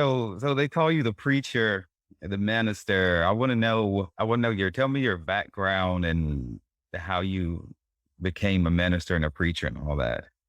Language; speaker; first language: English; native; English